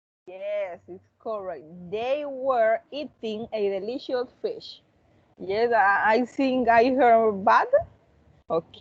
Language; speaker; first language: English; non-native, fluent; Spanish